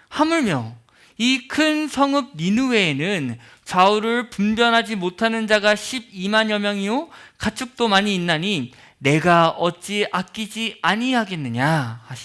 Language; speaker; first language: Korean; native; Korean